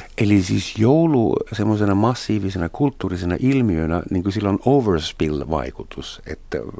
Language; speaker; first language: Finnish; non-native, fluent; German